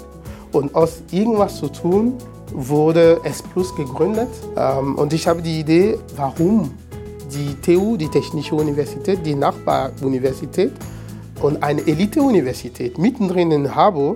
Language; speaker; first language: German; non-native, fluent; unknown